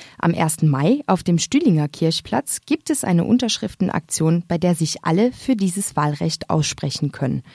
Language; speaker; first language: German; native; German